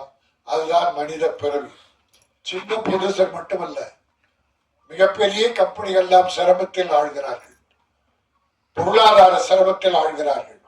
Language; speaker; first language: Tamil; native; Tamil